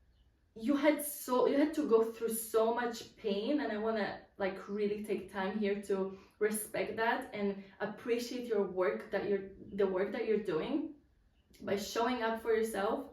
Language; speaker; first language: English; non-native, fluent; Polish